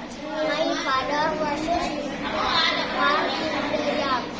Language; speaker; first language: English; non-native, learner; Indonesian